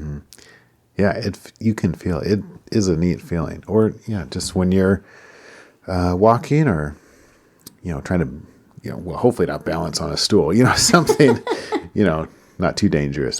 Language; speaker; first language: English; native; English